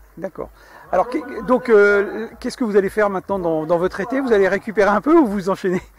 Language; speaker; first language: French; native; French